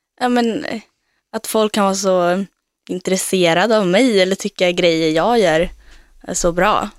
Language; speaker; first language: Swedish; native; Swedish